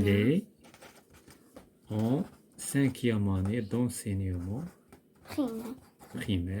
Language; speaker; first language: French; non-native, local second language; Arabic